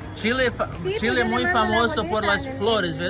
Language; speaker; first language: Spanish; non-native, learner; Portuguese